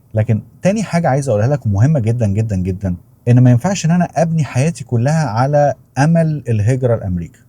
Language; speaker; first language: Arabic; native; Arabic